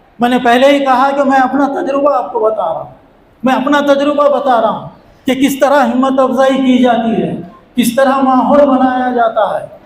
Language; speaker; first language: Urdu; native; Urdu